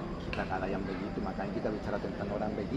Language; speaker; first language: Indonesian; non-native, fluent; Spanish